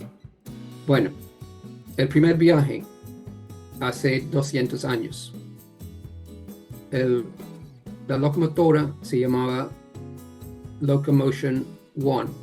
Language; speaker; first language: Spanish; non-native, fluent; English